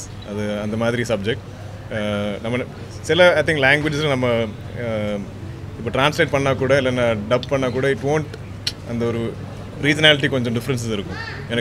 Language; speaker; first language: Tamil; non-native, local second language; Malayalam